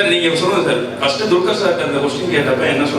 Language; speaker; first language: Tamil; native; Tamil